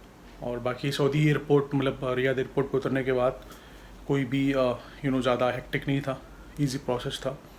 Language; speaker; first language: Hindi; native; Hindi